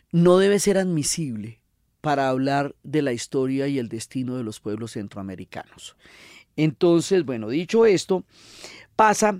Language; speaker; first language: Spanish; native; Spanish